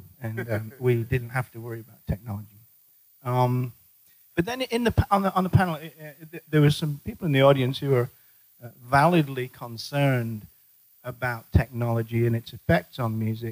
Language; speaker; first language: English; native; English